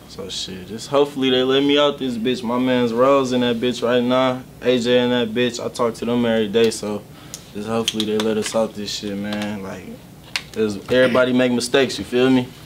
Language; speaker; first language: English; native; English